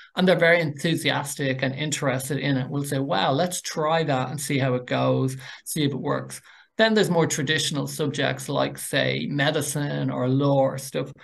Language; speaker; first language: English; native; English